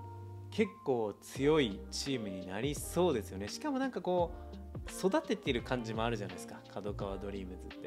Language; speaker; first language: Japanese; native; Japanese